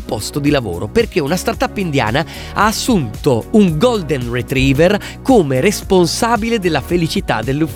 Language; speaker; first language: Italian; native; Italian